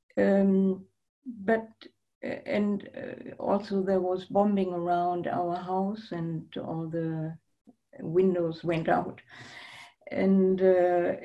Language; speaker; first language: English; non-native, fluent; German